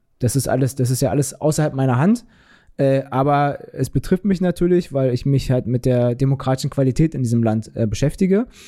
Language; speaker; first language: German; early bilingual, other home language; Turkish